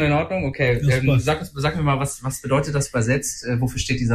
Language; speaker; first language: German; native; German